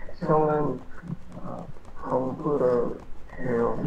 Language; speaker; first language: Korean; non-native, learner; Indonesian